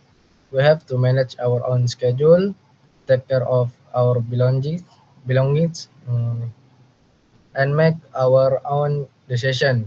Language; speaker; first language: English; non-native, learner; Indonesian